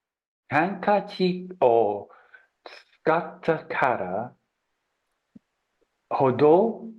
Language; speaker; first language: Japanese; non-native, learner; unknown